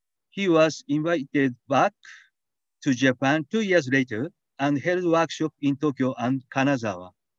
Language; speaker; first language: English; non-native, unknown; Japanese